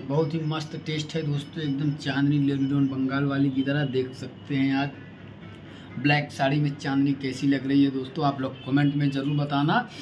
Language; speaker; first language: Hindi; native; Hindi